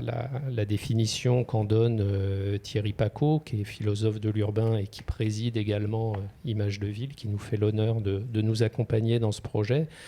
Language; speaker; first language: French; native; French